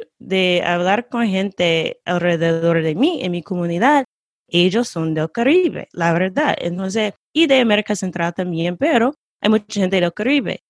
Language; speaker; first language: Spanish; non-native, fluent; English